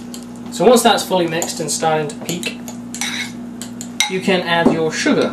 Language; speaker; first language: English; native; English